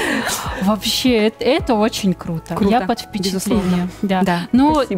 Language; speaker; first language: Russian; native; Russian